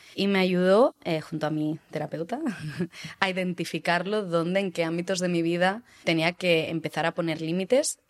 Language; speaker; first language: Spanish; native; Spanish